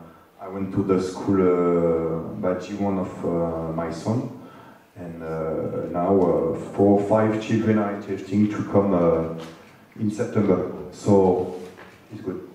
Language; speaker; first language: English; non-native, fluent; French